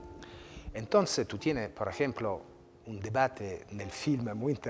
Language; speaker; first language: Spanish; non-native, fluent; Italian